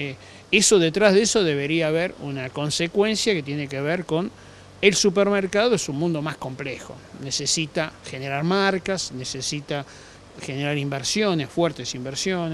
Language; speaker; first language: Spanish; native; Spanish